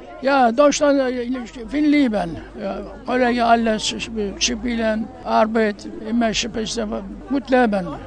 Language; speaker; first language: German; non-native, learner; Turkish